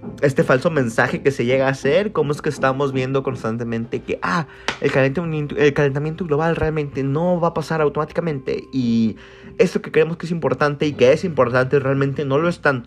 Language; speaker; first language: Spanish; native; Spanish